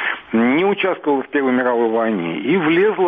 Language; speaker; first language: Russian; native; Russian